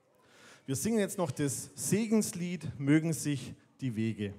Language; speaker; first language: German; native; German